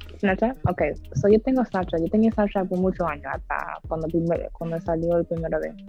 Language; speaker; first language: Spanish; early bilingual, heritage; English